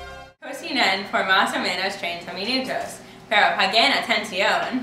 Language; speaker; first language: Spanish; non-native, learner; English